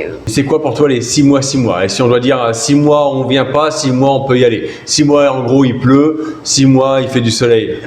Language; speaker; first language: French; native; French